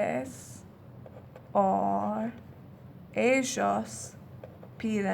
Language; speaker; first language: Spanish; non-native, fluent; English